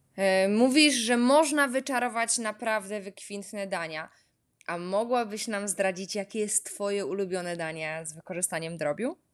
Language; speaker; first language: Polish; native; Polish